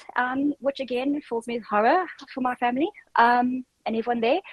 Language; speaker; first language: English; native; English